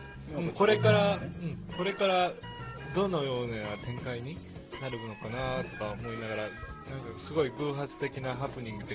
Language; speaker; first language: Japanese; native; Japanese